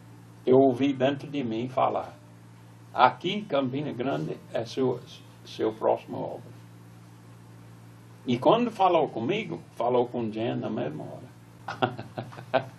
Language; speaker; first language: Portuguese; non-native, fluent; English